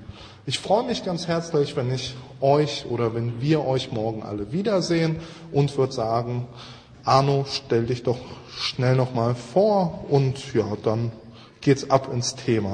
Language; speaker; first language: German; native; German